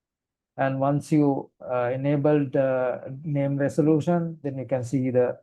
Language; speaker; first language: English; non-native, fluent; Sinhala